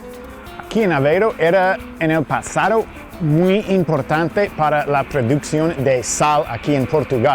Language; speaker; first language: Spanish; non-native, fluent; English